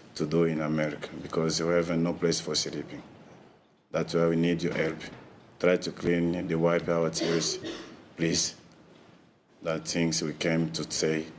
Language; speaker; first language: English; non-native, learner; Portuguese